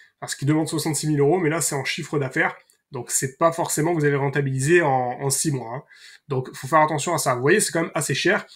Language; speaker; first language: French; native; French